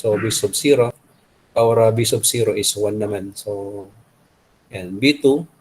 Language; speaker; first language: English; non-native, local second language; Filipino